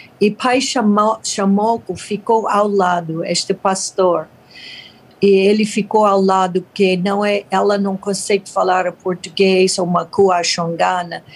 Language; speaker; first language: Portuguese; non-native, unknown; English